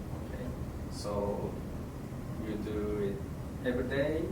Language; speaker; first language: English; non-native, fluent; Japanese